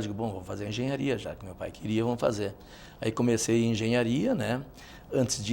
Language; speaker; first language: Portuguese; native; Portuguese